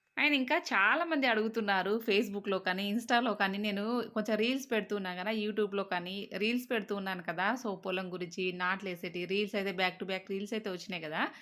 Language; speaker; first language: Telugu; native; Telugu